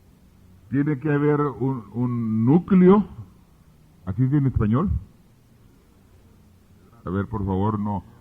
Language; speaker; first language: Spanish; early bilingual, heritage; Spanish